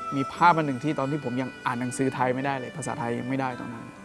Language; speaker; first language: Thai; non-native, local second language; Akha